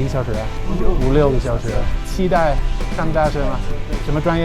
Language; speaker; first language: Chinese; non-native, fluent; English